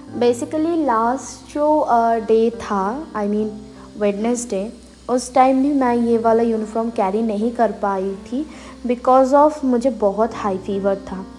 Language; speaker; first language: Hindi; non-native, local second language; Bangla